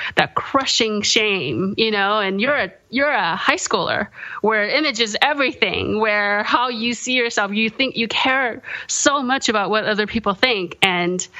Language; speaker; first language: English; early bilingual, other home language; Korean